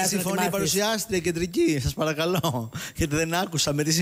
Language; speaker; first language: Greek; native; Greek